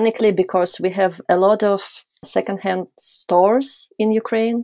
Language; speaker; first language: English; non-native, fluent; Ukrainian